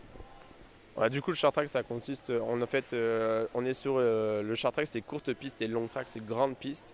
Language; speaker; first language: French; native; French